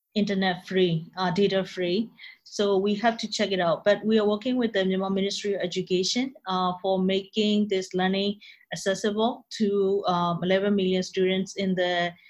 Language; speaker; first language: English; non-native, fluent; Burmese